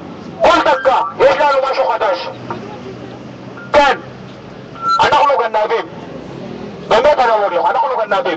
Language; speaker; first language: Hebrew; non-native, learner; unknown